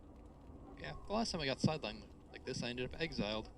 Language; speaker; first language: English; native; English